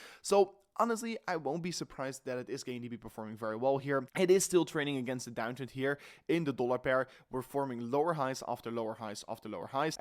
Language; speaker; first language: English; non-native, fluent; Dutch